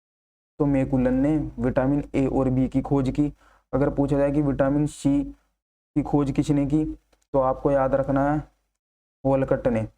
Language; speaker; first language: Hindi; native; Hindi